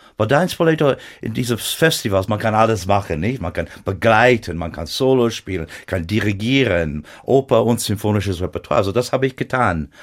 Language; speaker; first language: German; non-native, fluent; English